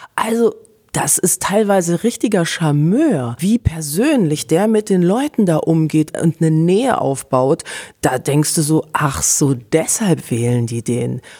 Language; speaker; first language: German; native; German